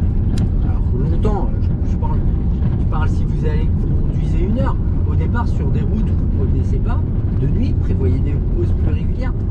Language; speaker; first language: French; native; French